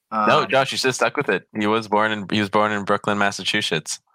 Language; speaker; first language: English; non-native, fluent; Polish